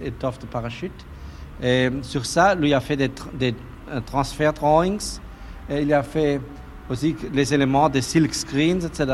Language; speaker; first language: French; non-native, learner; German